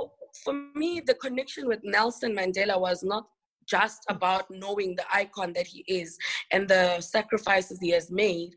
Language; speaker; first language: English; non-native, local second language; Xhosa